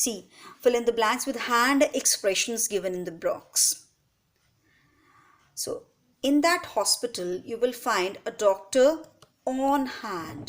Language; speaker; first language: English; non-native, local second language; Hindi